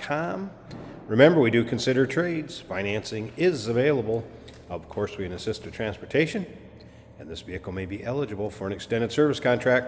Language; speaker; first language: English; native; English